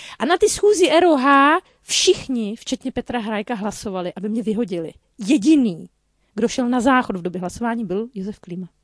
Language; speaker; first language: Czech; native; Czech